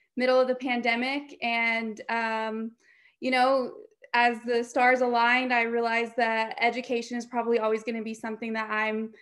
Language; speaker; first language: English; native; English